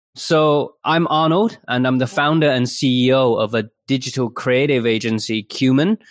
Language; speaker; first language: English; early bilingual, other home language; Chinese